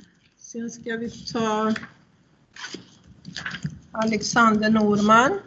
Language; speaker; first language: Swedish; native; Swedish